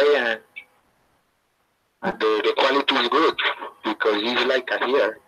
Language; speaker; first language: English; non-native, learner; Spanish